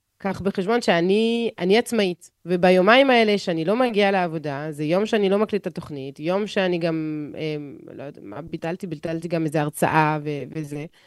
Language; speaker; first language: Hebrew; non-native, fluent; French